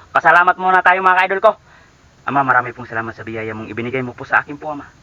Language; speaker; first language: Filipino; native; Filipino